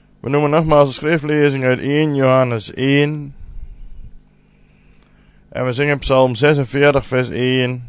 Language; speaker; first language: Dutch; native; Dutch